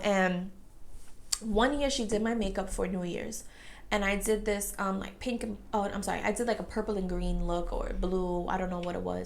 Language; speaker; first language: English; native; English